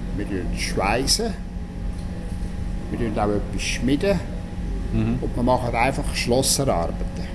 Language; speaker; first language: German; native; German